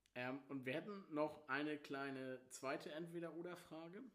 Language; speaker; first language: German; non-native, fluent; Swedish